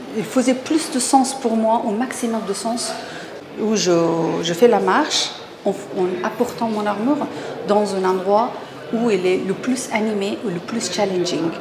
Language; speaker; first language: French; non-native, fluent; Persian